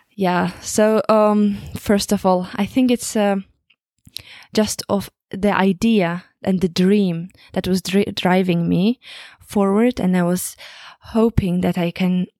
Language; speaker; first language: English; non-native, fluent; Kazakh